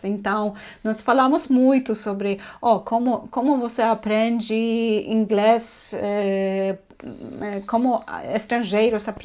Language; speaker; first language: Portuguese; non-native, fluent; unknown